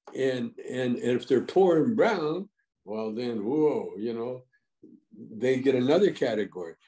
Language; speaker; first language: English; native; English